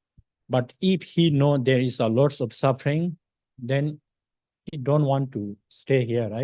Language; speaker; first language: English; non-native, fluent; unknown